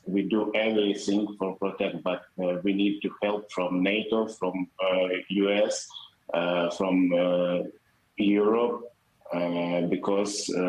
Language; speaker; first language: English; non-native, learner; Ukrainian